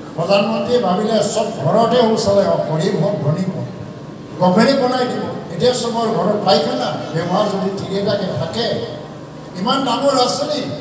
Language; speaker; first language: Assamese; non-native, local second language; Bodo